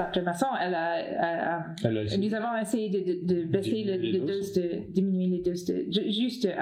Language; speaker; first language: French; non-native, learner; English